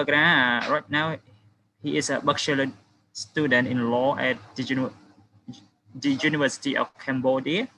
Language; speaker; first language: English; non-native, fluent; Khmer